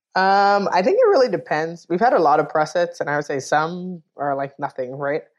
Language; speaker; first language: English; native; English